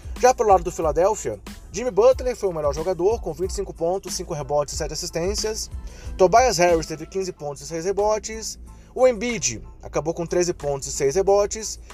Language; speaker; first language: Portuguese; native; Portuguese